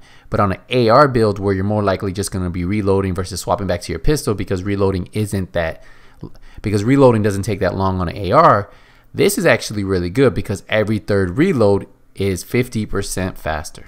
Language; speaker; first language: English; native; English